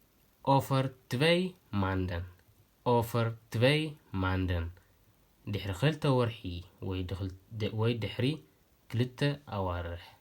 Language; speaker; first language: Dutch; non-native, learner; Tigrinya